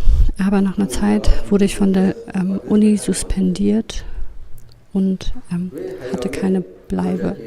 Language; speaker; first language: German; non-native, fluent; Kurdish